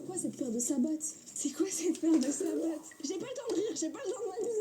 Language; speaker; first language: French; native; French